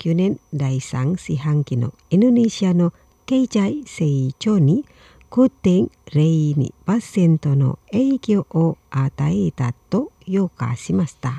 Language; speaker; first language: Japanese; non-native, fluent; Indonesian